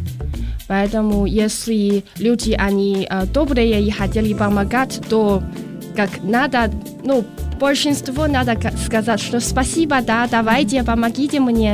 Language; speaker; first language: Russian; non-native, learner; Chinese